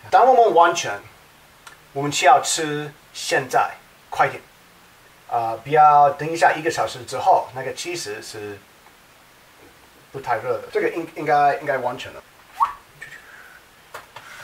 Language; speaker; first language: Chinese; non-native, learner; English